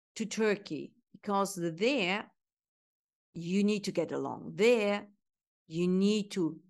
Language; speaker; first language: English; non-native, fluent; Turkish